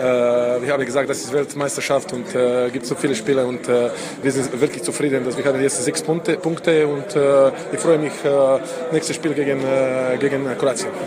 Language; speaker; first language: German; non-native, learner; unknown